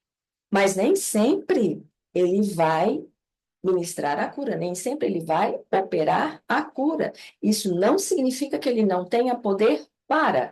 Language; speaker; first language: Portuguese; native; Portuguese